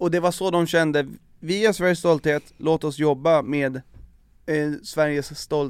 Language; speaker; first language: Swedish; native; Swedish